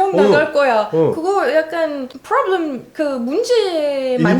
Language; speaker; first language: Korean; non-native, fluent; Arabic